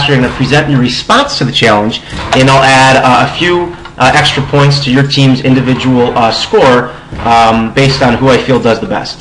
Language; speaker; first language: English; native; English